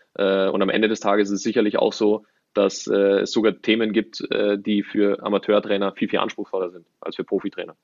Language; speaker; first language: German; native; German